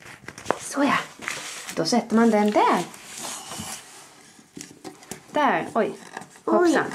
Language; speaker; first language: Swedish; native; Swedish